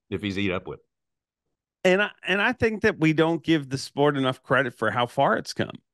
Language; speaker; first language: English; native; English